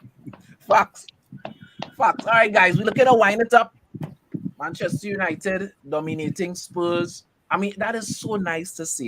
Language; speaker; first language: English; native; English